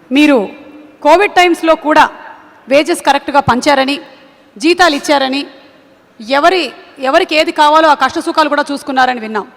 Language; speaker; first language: Telugu; native; Telugu